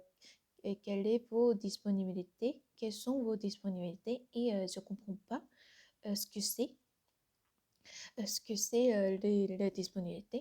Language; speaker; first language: French; non-native, learner; Korean